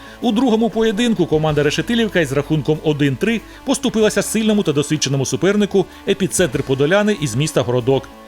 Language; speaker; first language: Ukrainian; native; Ukrainian